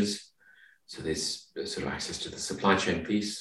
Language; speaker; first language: English; native; English